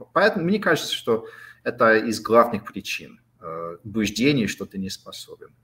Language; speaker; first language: Russian; non-native, fluent; English